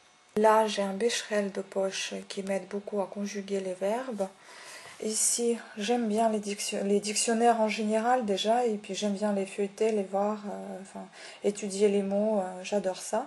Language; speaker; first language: French; non-native, fluent; Russian